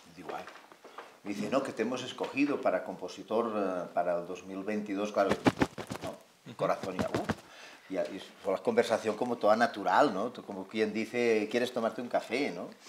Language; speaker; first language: Spanish; non-native, local second language; Catalan